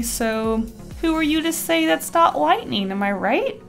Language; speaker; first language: English; native; English